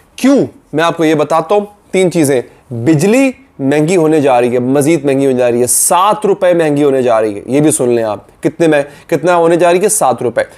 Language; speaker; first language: Urdu; native; Urdu